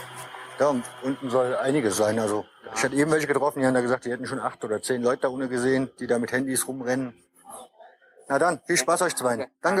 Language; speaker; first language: German; native; German